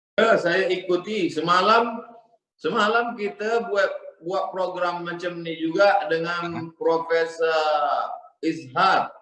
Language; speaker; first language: Malay; native; Malay